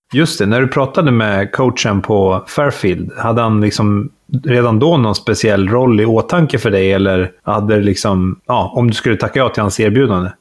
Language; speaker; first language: Swedish; native; Swedish